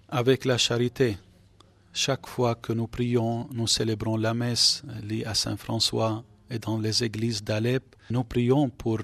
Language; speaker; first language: French; non-native, fluent; Arabic